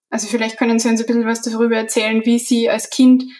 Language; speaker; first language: German; native; German